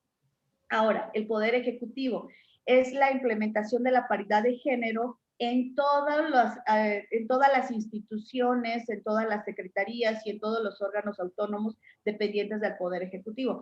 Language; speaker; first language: Spanish; native; Spanish